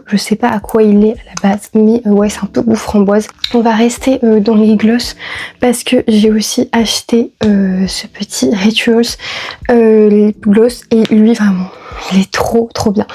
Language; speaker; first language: French; native; French